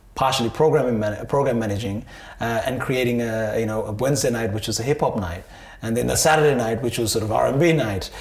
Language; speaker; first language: English; non-native, local second language; Sinhala